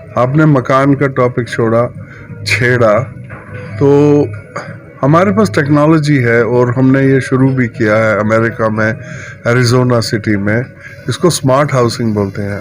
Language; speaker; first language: Hindi; non-native, local second language; Kashmiri